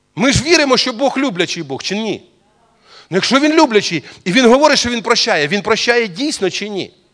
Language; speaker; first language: Ukrainian; non-native, local second language; Russian